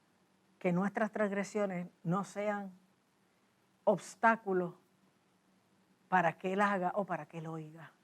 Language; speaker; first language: Spanish; native; Spanish